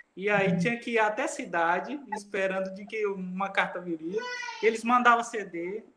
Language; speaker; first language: Portuguese; non-native, local second language; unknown